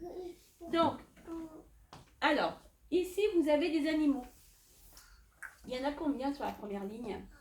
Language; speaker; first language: French; native; French